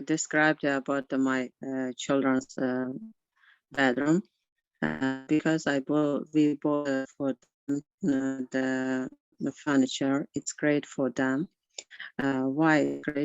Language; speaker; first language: English; non-native, learner; Azerbaijani